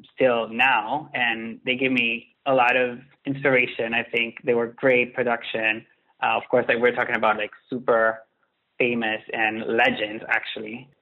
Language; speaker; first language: English; non-native, fluent; Italian